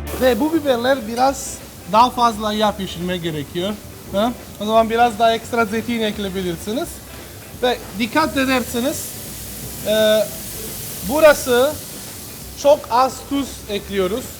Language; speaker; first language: Turkish; non-native, learner; Italian